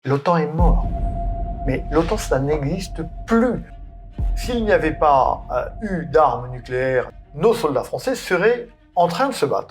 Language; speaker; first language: French; native; French